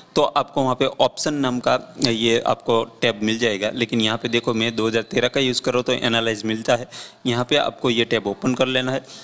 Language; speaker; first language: Hindi; non-native, local second language; Gujarati